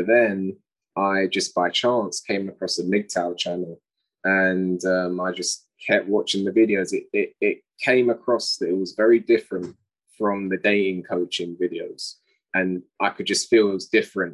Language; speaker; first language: English; native; English